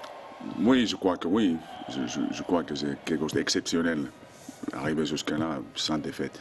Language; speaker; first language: French; non-native, fluent; Finnish